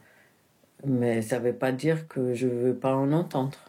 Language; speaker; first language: French; non-native, fluent; Spanish